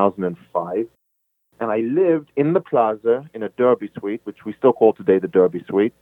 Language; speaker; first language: English; native; English